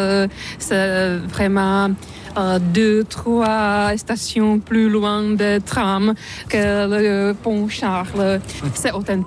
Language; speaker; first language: French; non-native, fluent; Czech